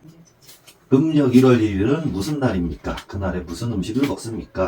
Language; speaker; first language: Korean; native; Korean